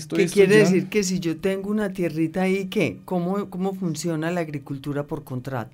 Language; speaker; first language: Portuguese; non-native, learner; Spanish